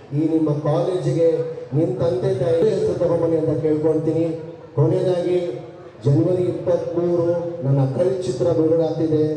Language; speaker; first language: Kannada; non-native, local second language; Urdu